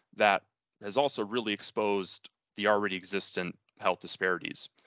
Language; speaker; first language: English; early bilingual, other home language; Spanish